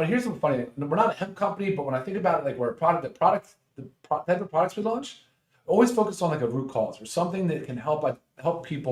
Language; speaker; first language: English; native; English